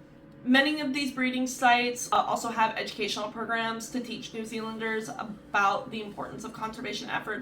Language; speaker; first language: English; native; English